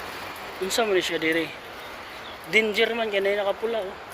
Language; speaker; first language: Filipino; non-native, local second language; Cebuano